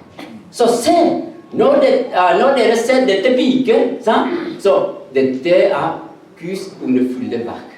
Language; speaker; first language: Norwegian; non-native, learner; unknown